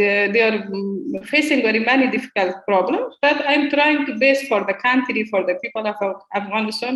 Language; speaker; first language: English; non-native, learner; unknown